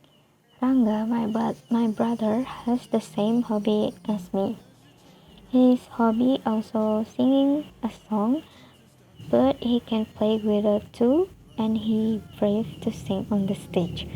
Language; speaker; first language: English; non-native, fluent; Indonesian